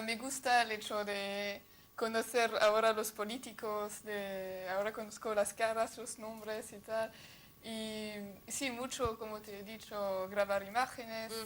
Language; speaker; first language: Spanish; non-native, fluent; French